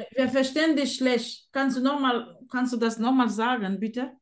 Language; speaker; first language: German; non-native, fluent; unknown